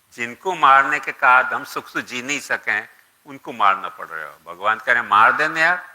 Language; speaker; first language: Hindi; non-native, local second language; Gujarati